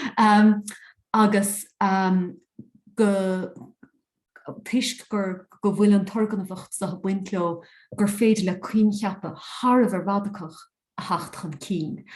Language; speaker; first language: Irish; native; Irish